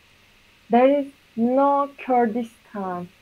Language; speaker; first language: English; non-native, learner; Turkish